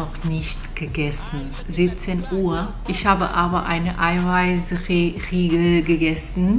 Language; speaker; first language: German; non-native, fluent; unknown